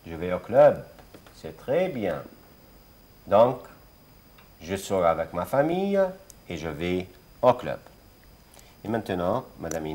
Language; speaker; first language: French; non-native, fluent; Arabic